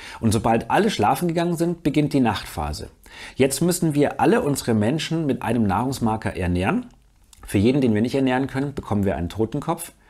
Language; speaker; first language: German; native; German